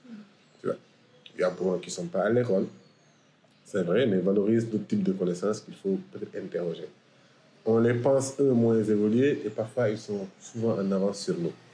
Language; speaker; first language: French; non-native, local second language; Wolof